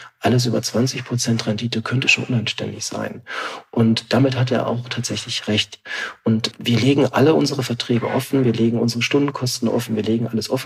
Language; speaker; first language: German; native; German